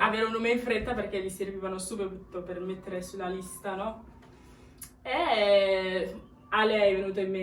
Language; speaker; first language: Italian; early bilingual, other home language; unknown